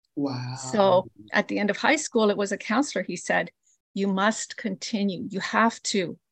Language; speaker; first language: English; early bilingual, other home language; Spanish